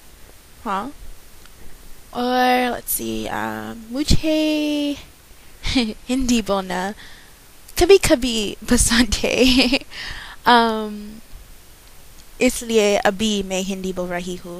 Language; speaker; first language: Hindi; non-native, learner; English